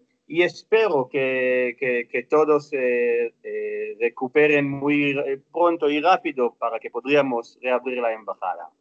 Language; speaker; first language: Spanish; non-native, fluent; Hebrew